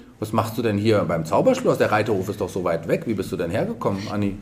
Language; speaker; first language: German; native; German